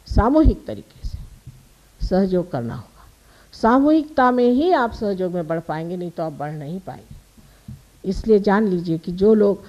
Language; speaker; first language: Hindi; non-native, local second language; Marathi